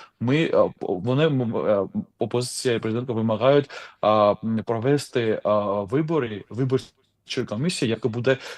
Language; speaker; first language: Ukrainian; non-native, fluent; Georgian